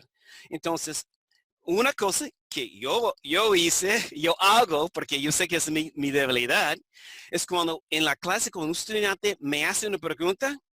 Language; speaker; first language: Spanish; non-native, fluent; English